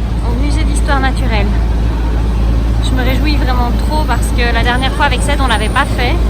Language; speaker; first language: French; native; French